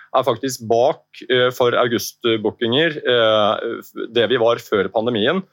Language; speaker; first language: Norwegian; native; Norwegian